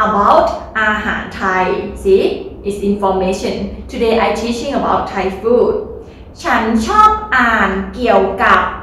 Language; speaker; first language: English; non-native, learner; Thai